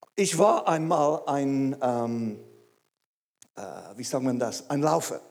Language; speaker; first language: German; non-native, fluent; English